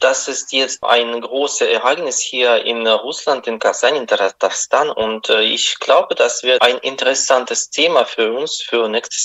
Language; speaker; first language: German; non-native, fluent; Russian